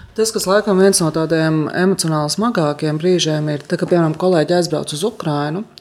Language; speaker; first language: Latvian; native; Latvian